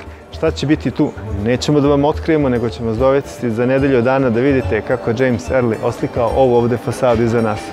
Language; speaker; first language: Serbian; native; Serbian